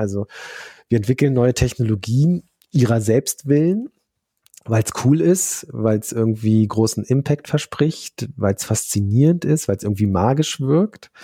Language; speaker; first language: German; native; German